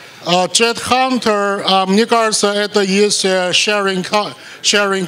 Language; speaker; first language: Russian; non-native, fluent; Chinese